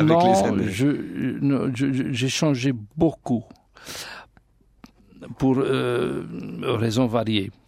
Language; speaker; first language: French; non-native, learner; English